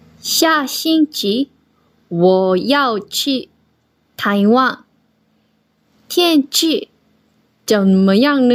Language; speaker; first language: Chinese; non-native, learner; Korean